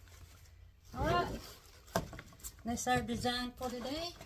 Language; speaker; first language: English; native; English